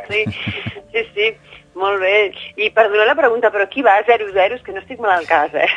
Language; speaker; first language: Catalan; native; Catalan